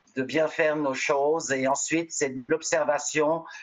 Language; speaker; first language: French; native; French